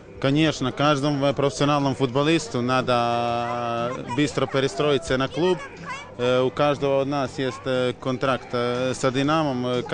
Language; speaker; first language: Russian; non-native, fluent; Croatian